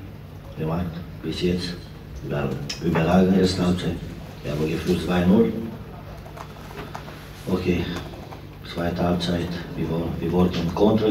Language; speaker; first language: German; non-native, learner; Romanian